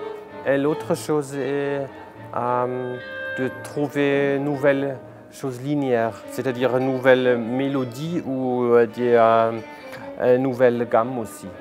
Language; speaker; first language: French; non-native, fluent; German